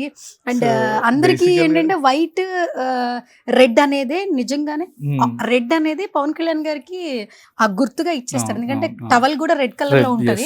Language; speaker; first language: Telugu; native; Telugu